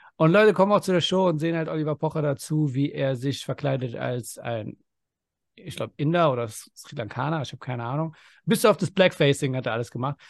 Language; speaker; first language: German; early bilingual, other home language; Persian